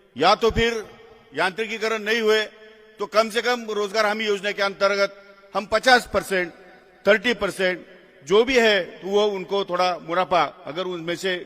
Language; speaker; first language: Hindi; non-native, local second language; Marathi